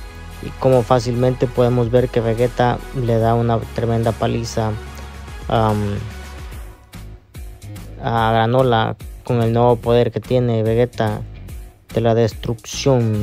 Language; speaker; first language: Spanish; native; Spanish